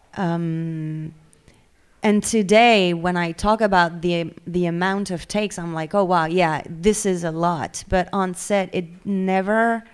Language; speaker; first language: English; non-native, fluent; French